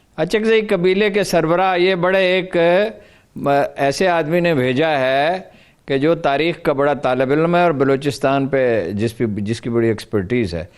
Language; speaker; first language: Urdu; non-native, local second language; Punjabi